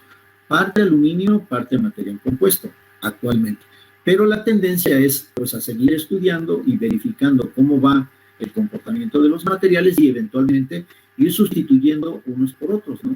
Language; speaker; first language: Spanish; native; Spanish